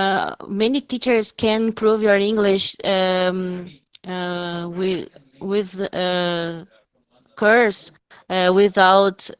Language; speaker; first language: English; non-native, fluent; Portuguese